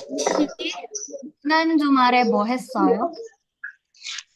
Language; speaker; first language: Korean; non-native, learner; Indonesian